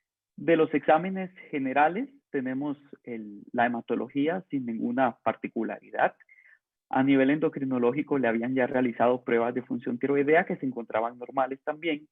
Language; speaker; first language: Spanish; native; Spanish